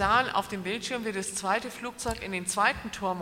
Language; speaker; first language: German; native; German